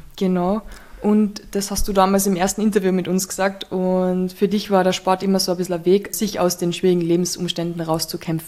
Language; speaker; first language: German; native; German